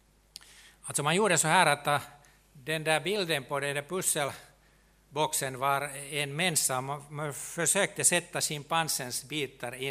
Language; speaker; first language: Swedish; non-native, local second language; Finnish